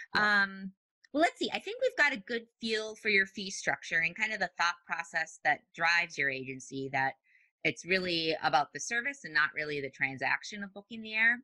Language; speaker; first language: English; native; English